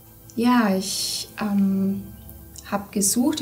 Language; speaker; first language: German; early bilingual, other home language; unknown